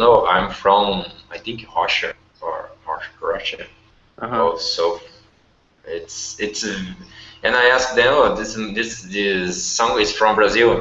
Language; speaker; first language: English; non-native, learner; Portuguese